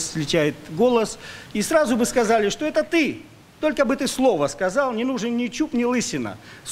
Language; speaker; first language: Russian; native; Russian